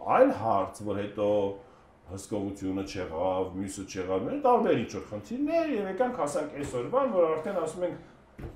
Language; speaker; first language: Armenian; native; Armenian